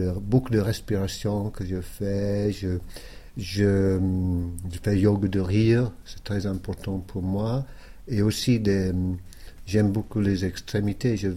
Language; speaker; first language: French; non-native, fluent; English